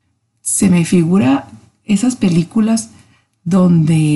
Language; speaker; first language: Spanish; native; Spanish